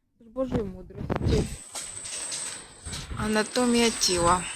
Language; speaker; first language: Ukrainian; native; Ukrainian